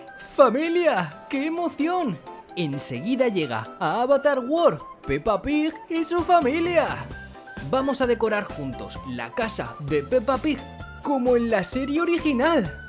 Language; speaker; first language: Spanish; native; Spanish